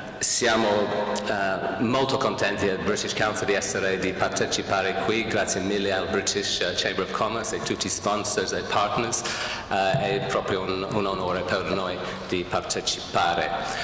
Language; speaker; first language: Italian; non-native, fluent; English